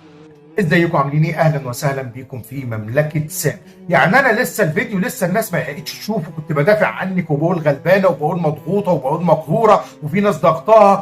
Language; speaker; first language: Arabic; native; Arabic